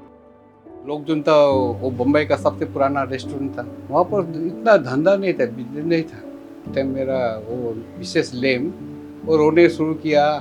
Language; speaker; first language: Hindi; non-native, local second language; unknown